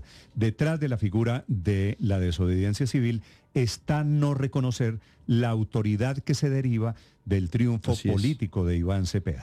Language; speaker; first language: Spanish; native; Spanish